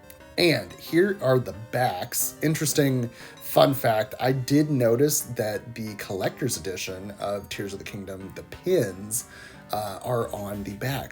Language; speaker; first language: English; native; English